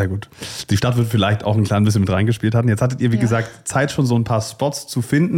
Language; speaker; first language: German; native; German